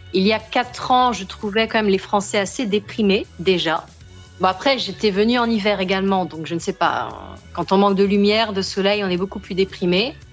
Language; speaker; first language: French; native; French